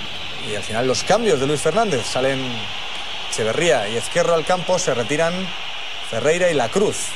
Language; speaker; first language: Spanish; native; Spanish